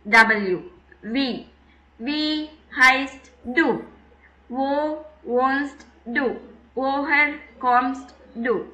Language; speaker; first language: German; non-native, fluent; Tamil